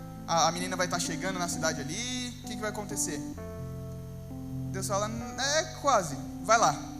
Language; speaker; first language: Portuguese; native; Portuguese